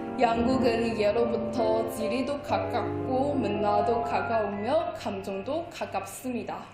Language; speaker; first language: Korean; non-native, fluent; Chinese